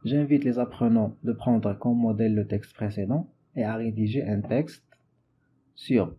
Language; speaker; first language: French; non-native, local second language; Arabic